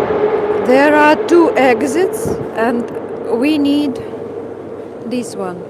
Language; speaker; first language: English; non-native, fluent; Russian